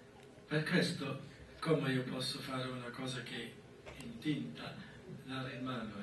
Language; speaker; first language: Italian; non-native, fluent; German